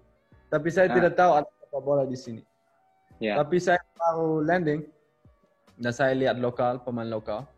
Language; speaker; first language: Indonesian; non-native, learner; Dutch